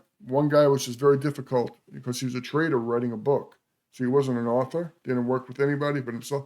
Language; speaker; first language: English; native; English